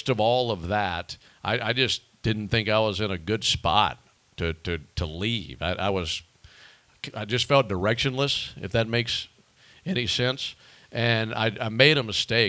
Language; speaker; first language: English; native; English